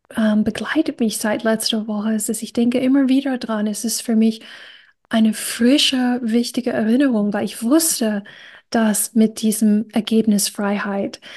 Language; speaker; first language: German; non-native, fluent; English